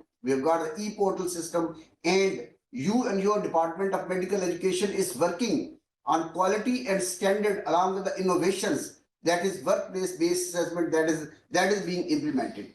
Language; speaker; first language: English; non-native, local second language; Urdu